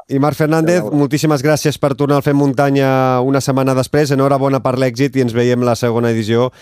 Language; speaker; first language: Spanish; non-native, local second language; Catalan